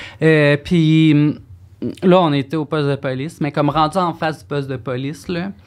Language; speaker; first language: French; native; French